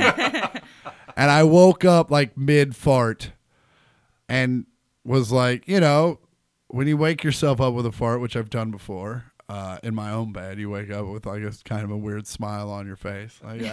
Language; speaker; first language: English; native; English